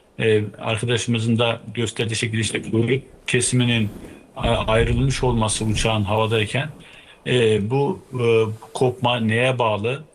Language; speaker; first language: Turkish; native; Turkish